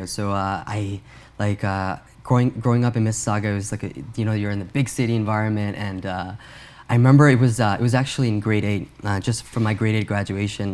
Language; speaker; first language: English; early bilingual, other home language; Urdu